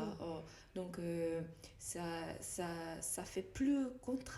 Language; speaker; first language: French; non-native, learner; Korean